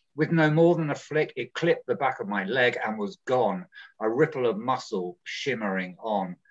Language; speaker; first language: English; native; English